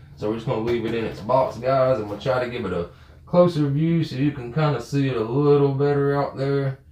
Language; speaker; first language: English; native; English